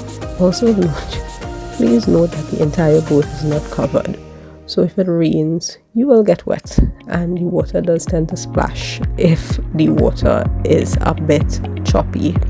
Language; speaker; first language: English; native; English